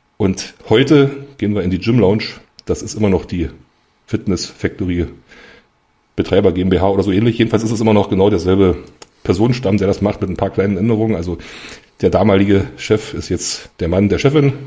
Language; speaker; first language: German; native; German